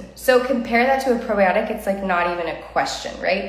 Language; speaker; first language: English; native; English